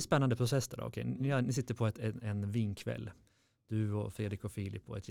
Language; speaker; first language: Swedish; native; Swedish